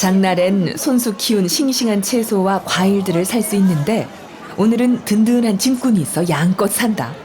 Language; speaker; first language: Korean; native; Korean